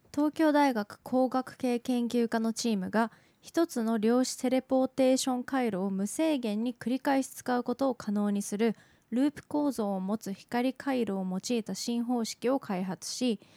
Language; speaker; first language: Japanese; native; Japanese